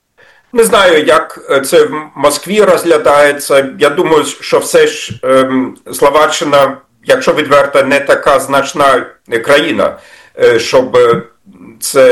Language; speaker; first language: Ukrainian; non-native, fluent; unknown